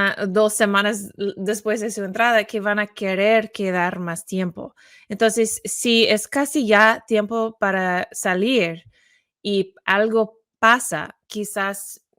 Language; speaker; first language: Spanish; non-native, fluent; English